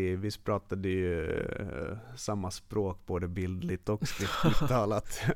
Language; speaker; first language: Swedish; early bilingual, other home language; Finnish